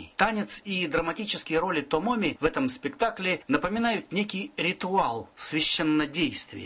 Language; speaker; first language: Russian; native; Russian